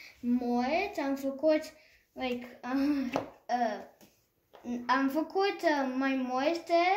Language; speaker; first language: Romanian; early bilingual, heritage; Romanian